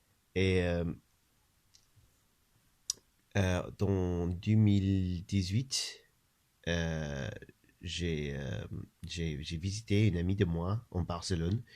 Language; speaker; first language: French; non-native, learner; English